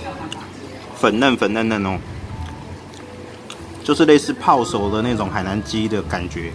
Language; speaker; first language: Chinese; native; Chinese